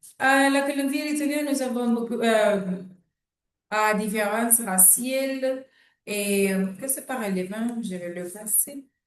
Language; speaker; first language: French; non-native, learner; Spanish